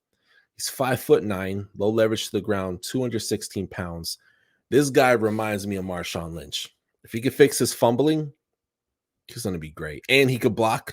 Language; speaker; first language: English; native; English